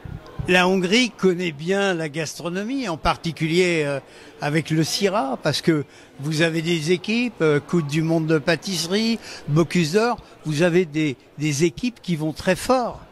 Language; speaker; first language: French; native; French